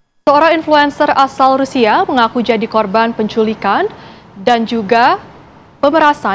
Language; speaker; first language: Indonesian; native; Indonesian